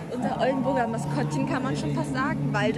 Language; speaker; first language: German; native; German